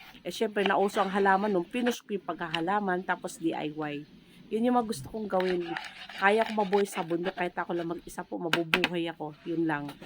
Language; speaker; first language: Filipino; non-native, local second language; Cebuano